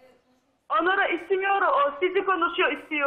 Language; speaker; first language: Turkish; non-native, learner; Russian